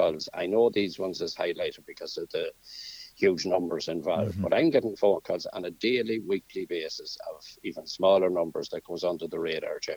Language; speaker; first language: English; native; English